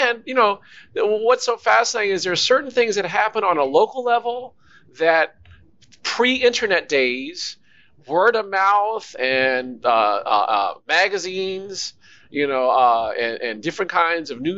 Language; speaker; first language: English; native; English